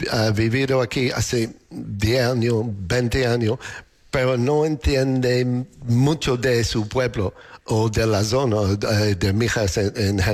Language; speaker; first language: Spanish; non-native, fluent; English